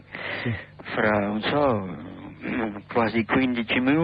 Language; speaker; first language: Italian; non-native, learner; English